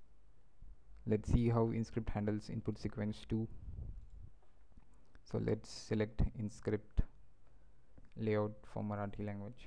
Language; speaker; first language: English; non-native, local second language; Marathi